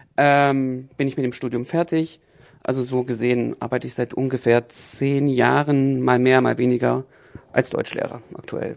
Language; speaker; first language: German; native; German